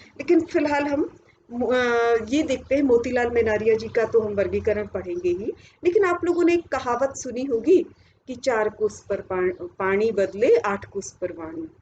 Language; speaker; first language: Hindi; native; Hindi